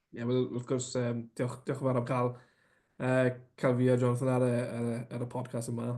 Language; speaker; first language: Welsh; non-native, local second language; English